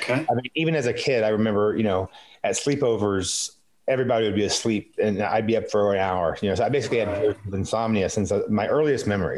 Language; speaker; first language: English; native; English